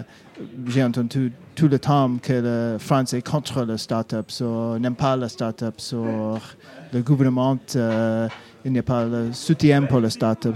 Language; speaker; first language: French; non-native, learner; English